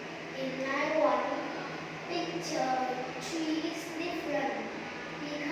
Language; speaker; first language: English; non-native, learner; Vietnamese